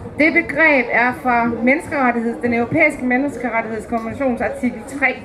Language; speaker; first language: Danish; native; Danish